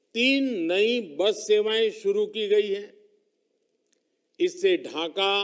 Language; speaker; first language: Hindi; non-native, local second language; Gujarati